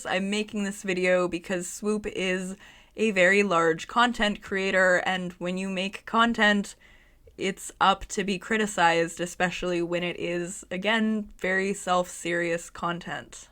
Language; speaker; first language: English; native; English